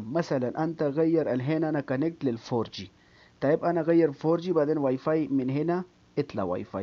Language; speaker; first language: Arabic; non-native, learner; Urdu